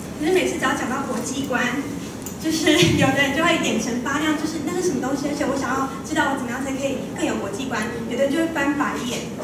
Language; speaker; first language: Chinese; native; Chinese